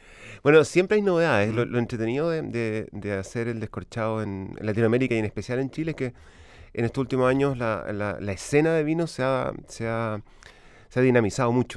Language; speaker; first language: Spanish; native; Spanish